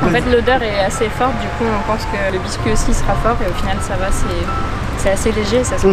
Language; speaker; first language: French; native; French